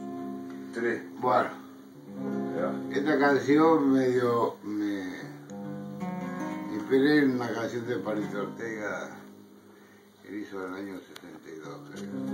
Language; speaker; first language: Spanish; native; Spanish